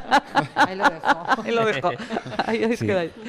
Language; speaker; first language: Spanish; native; Spanish